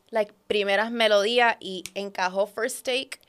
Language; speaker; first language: Spanish; early bilingual, other home language; Dutch